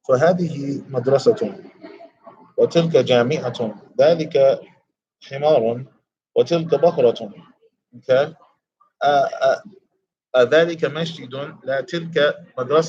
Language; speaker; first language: Arabic; non-native, fluent; English